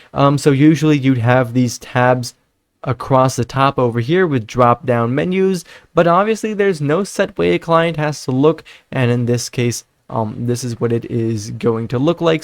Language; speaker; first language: English; non-native, fluent; Dutch